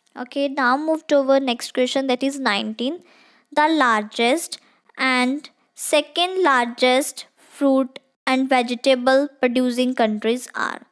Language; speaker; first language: English; non-native, local second language; Punjabi